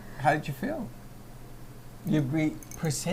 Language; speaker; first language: English; native; English